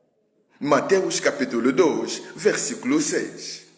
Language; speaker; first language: Portuguese; non-native, fluent; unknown